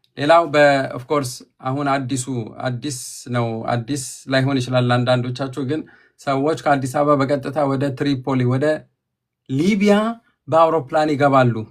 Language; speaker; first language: Amharic; native; Amharic